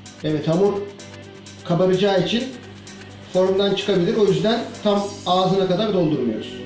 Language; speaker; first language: Turkish; native; Turkish